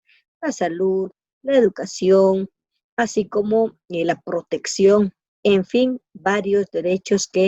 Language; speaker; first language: Spanish; native; Spanish